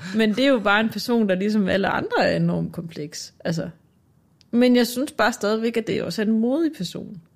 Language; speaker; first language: Danish; native; Danish